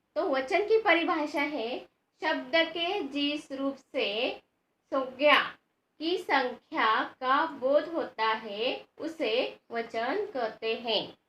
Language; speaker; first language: Hindi; non-native, local second language; Marathi